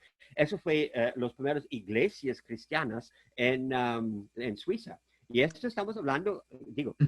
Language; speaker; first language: Spanish; non-native, fluent; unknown